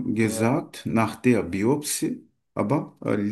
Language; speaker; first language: German; non-native, learner; Turkish